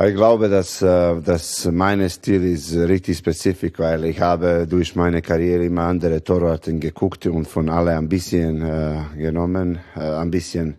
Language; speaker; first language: German; non-native, learner; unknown